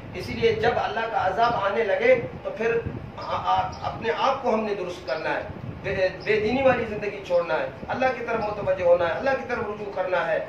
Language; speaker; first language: Urdu; non-native, local second language; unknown